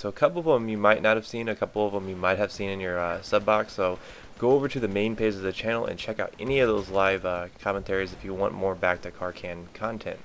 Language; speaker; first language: English; native; English